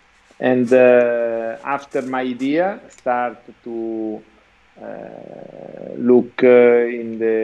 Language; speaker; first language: English; non-native, learner; Italian